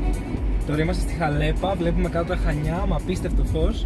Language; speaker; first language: Greek; native; Greek